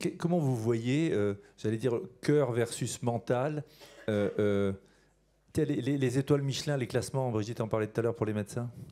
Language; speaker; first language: French; native; French